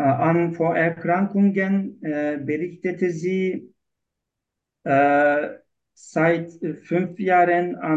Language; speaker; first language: German; non-native, learner; Turkish